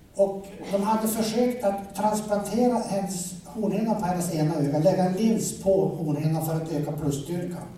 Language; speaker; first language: Swedish; native; Swedish